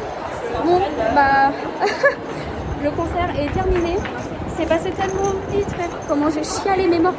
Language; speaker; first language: French; native; French